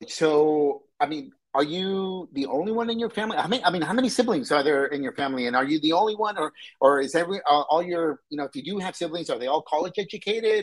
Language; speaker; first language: English; early bilingual, other home language; Spanish